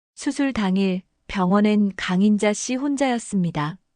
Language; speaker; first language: Korean; native; Korean